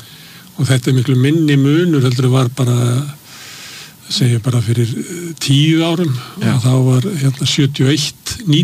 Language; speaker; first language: Icelandic; native; Icelandic